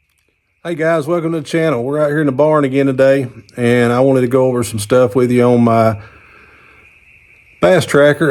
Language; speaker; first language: English; native; English